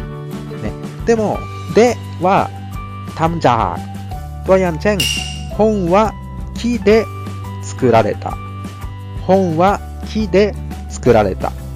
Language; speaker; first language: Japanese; non-native, fluent; Thai